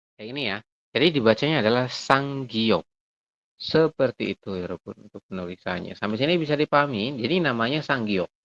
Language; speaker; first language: Indonesian; native; Indonesian